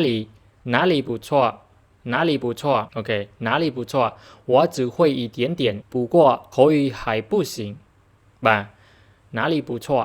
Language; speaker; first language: Chinese; non-native, fluent; Khmer